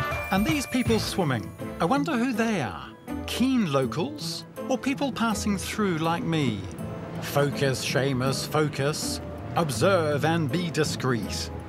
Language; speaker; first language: English; native; English